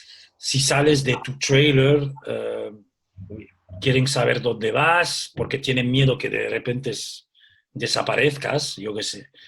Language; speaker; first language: Spanish; early bilingual, heritage; Spanish